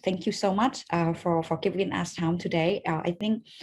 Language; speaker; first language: English; non-native, fluent; Thai